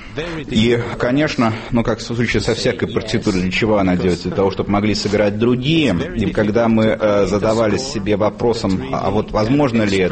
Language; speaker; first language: Russian; native; Russian